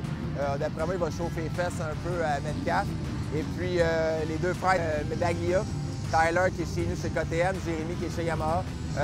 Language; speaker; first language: French; native; French